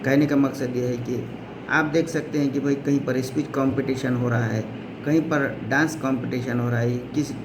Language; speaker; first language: Hindi; non-native, local second language; Marathi